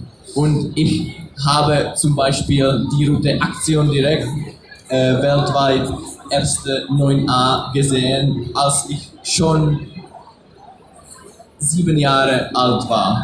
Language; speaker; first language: German; non-native, learner; Czech